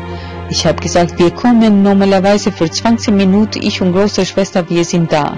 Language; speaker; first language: German; non-native, fluent; Albanian